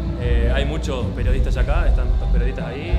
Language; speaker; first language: Spanish; native; Spanish